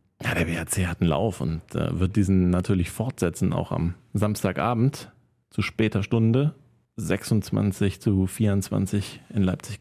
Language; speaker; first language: German; native; German